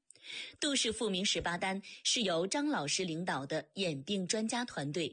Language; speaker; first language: Chinese; native; Chinese